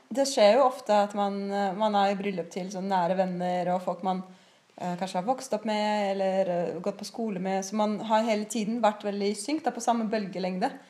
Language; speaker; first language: Norwegian; native; Norwegian